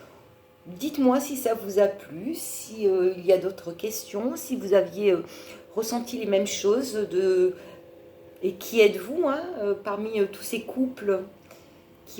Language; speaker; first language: French; native; French